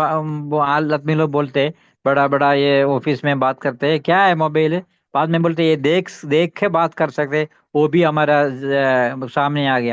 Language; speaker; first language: Hindi; non-native, local second language; Malayalam